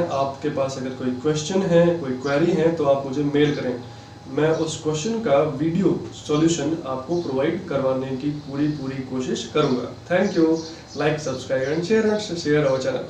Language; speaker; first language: Hindi; native; Hindi